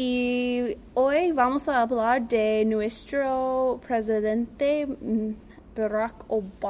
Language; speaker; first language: Spanish; non-native, learner; English